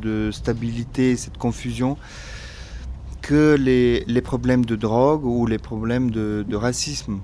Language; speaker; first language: French; non-native, fluent; Bulgarian